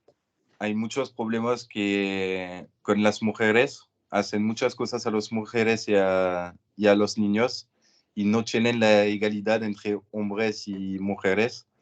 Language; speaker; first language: Spanish; non-native, learner; French